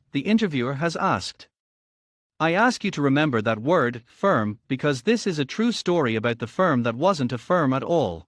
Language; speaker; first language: English; native; English